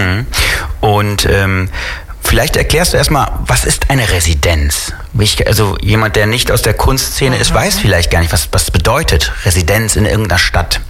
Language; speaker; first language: German; native; German